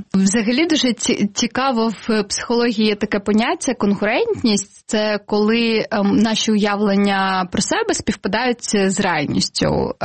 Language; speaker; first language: Ukrainian; non-native, local second language; Crimean Tatar